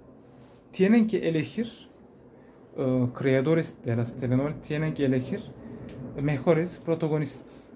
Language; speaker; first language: Spanish; non-native, learner; Turkish